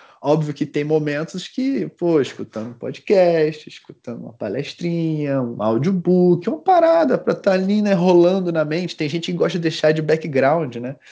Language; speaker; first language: Portuguese; native; Portuguese